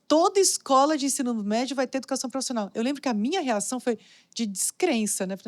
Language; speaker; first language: Portuguese; native; Portuguese